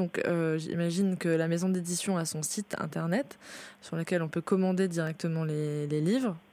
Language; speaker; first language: French; native; French